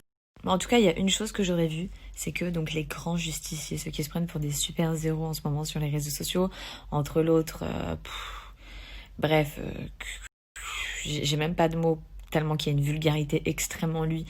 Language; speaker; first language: French; native; French